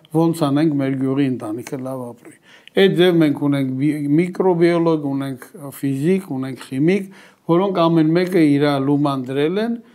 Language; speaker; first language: Armenian; native; Armenian